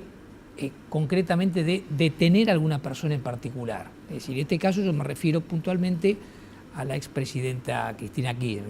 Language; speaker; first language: Spanish; native; Spanish